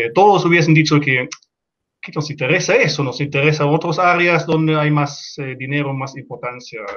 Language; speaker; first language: Spanish; non-native, fluent; German